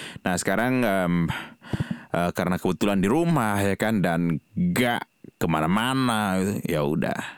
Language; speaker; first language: Indonesian; non-native, local second language; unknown